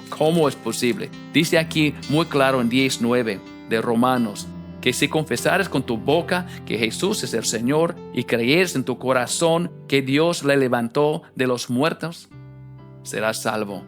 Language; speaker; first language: Spanish; non-native, fluent; English